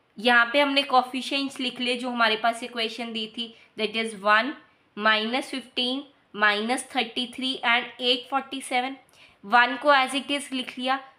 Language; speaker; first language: Hindi; native; Hindi